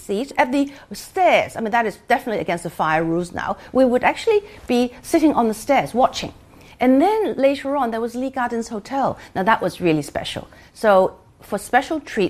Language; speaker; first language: English; non-native, local second language; Cantonese